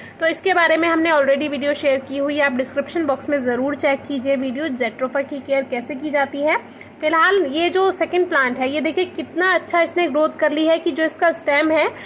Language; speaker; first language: Hindi; native; Hindi